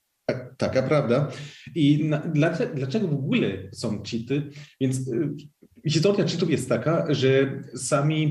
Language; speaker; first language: Polish; early bilingual, heritage; Polish